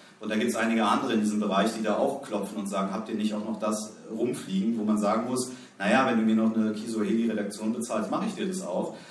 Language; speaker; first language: German; native; German